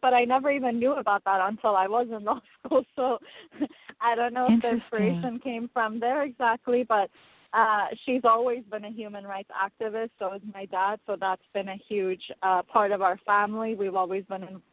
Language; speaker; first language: English; non-native, fluent; Persian